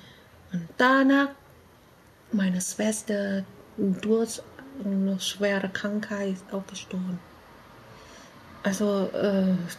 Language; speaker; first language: German; non-native, learner; Vietnamese